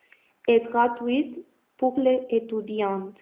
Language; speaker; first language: French; non-native, learner; Spanish